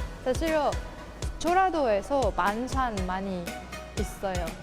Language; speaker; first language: Korean; non-native, learner; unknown